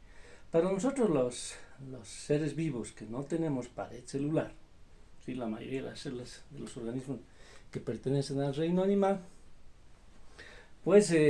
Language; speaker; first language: Spanish; native; Spanish